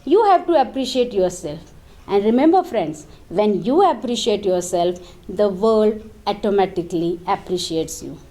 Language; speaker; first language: English; non-native, local second language; Marathi